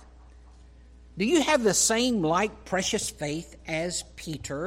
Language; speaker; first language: English; native; English